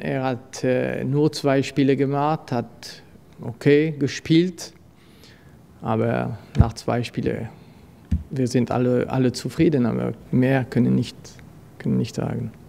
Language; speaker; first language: German; non-native, fluent; French